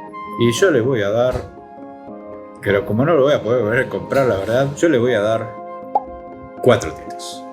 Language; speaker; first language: Spanish; native; Spanish